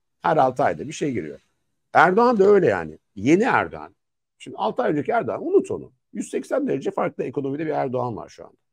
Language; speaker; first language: Turkish; native; Turkish